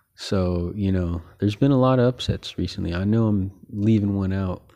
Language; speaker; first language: English; early bilingual, other home language; Filipino